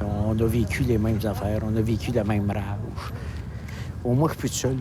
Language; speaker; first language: French; native; French